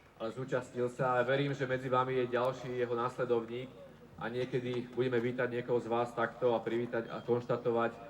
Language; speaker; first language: Slovak; native; Slovak